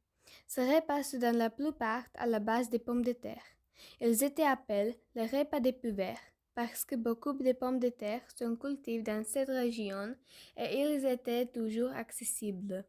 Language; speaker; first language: French; non-native, learner; Slovak